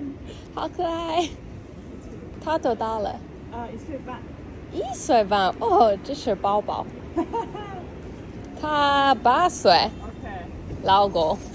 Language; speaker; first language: Chinese; non-native, learner; English